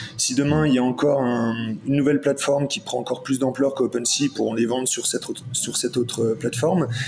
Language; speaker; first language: French; native; French